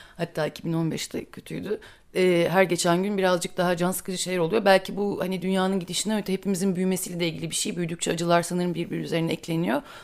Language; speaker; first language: Turkish; native; Turkish